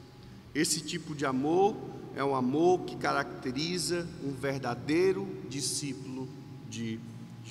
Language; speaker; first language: Portuguese; native; Portuguese